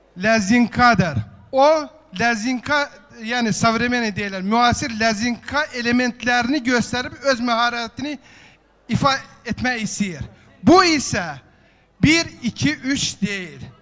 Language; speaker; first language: Azerbaijani; non-native, local second language; Avaric